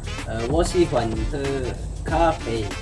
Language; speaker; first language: Chinese; non-native, learner; Malay